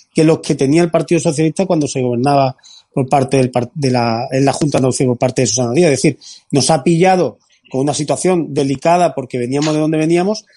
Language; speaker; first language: Spanish; native; Spanish